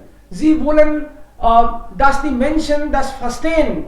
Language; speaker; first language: German; non-native, fluent; Hindi